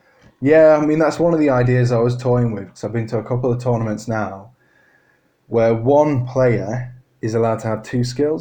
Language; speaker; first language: English; native; English